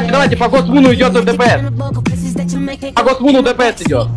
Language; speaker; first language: Russian; native; Russian